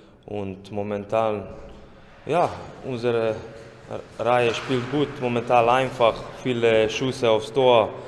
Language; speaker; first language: German; non-native, learner; Slovenian